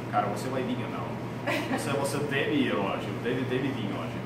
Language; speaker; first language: Portuguese; non-native, fluent; English